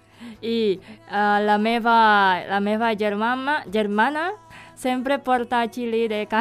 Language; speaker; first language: Catalan; non-native, learner; Indonesian